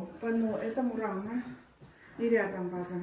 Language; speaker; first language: Russian; native; Russian